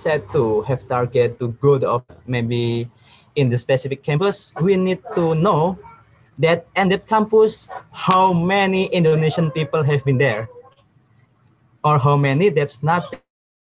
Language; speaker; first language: English; non-native, learner; Indonesian